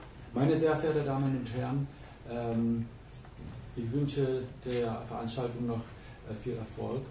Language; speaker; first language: German; early bilingual, heritage; German